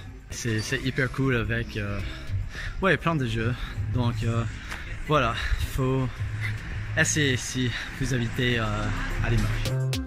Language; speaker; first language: French; non-native, fluent; English